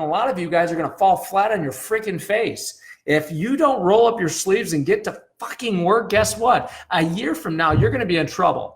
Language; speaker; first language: English; native; English